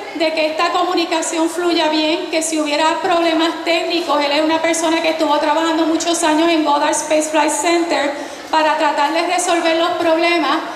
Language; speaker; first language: Spanish; native; Spanish